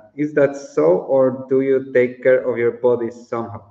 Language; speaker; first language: English; non-native, fluent; Polish